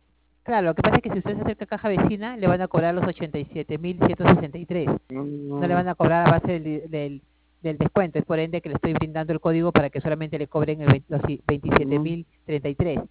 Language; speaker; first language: Spanish; native; Spanish